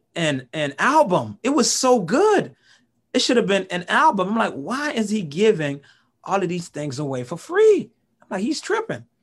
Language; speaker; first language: English; early bilingual, other home language; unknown